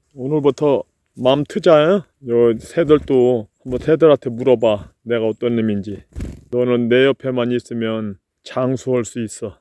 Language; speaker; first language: Korean; native; Korean